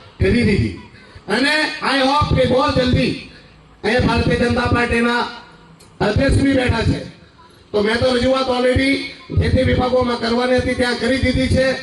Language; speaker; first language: Gujarati; native; Gujarati